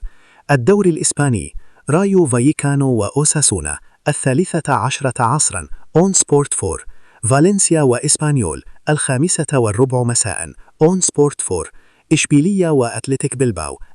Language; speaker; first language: Arabic; native; Arabic